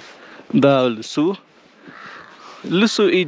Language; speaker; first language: Russian; non-native, learner; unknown